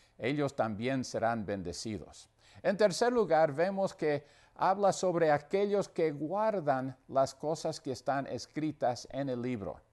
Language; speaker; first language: Spanish; non-native, fluent; English